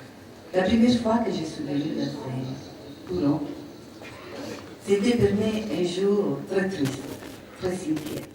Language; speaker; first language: French; non-native, learner; Italian